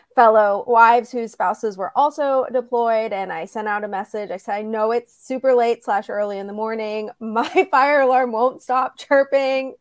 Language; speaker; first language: English; native; English